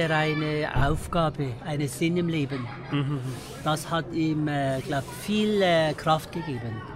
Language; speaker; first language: German; early bilingual, other home language; Tibetan